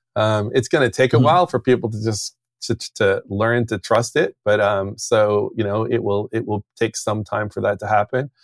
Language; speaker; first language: English; native; English